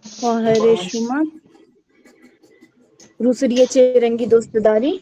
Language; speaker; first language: Persian; non-native, learner; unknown